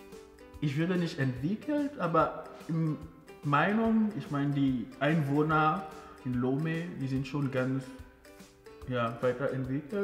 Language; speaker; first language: German; non-native, fluent; Ewe